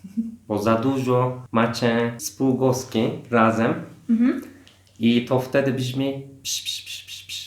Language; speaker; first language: Polish; non-native, fluent; Turkish